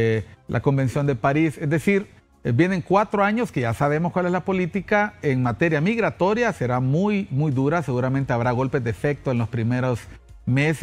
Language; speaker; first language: Spanish; native; Spanish